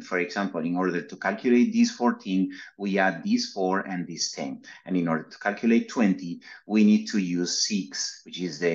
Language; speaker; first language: English; non-native, fluent; Spanish